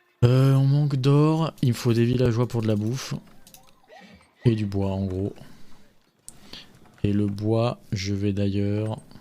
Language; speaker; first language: French; native; French